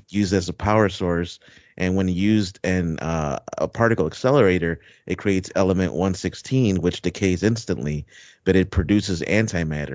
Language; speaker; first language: English; native; English